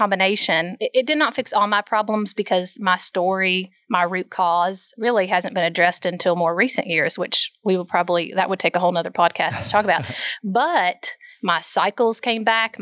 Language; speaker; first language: English; native; English